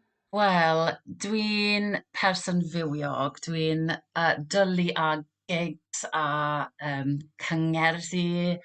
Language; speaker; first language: Welsh; non-native, local second language; English